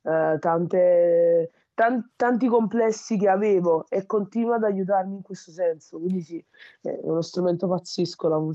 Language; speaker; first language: Italian; early bilingual, other home language; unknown